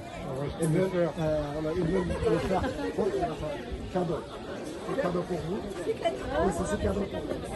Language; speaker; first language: French; non-native, fluent; Uzbek